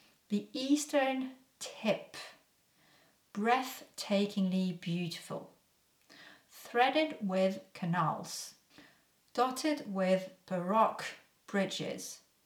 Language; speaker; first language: English; non-native, fluent; French